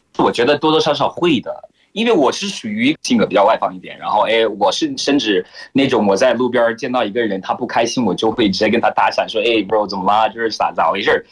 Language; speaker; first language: Chinese; non-native, fluent; French